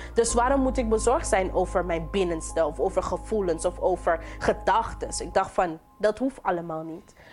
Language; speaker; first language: Dutch; non-native, local second language; English